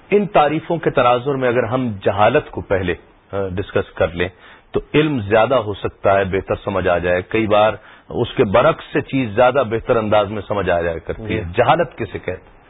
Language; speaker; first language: Urdu; native; Urdu